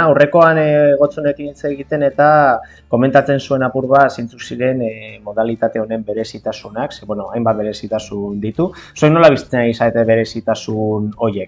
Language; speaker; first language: Basque; native; Basque